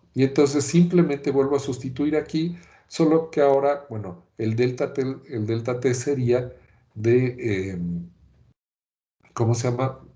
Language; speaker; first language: Spanish; native; Spanish